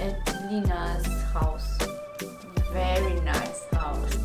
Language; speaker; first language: English; non-native, learner; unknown